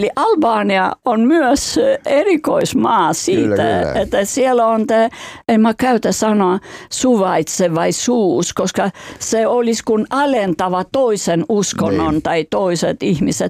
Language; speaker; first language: Finnish; non-native, fluent; Albanian